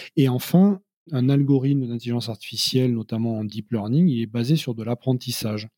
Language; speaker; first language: French; native; French